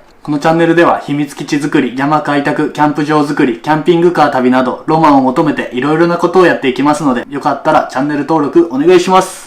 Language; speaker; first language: Japanese; native; Japanese